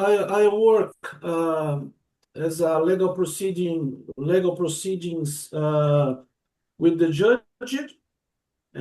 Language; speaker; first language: English; non-native, learner; Portuguese